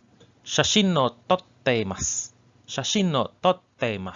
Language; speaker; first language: Japanese; non-native, learner; English